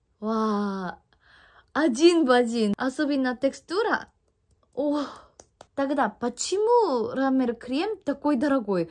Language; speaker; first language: Russian; non-native, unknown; Korean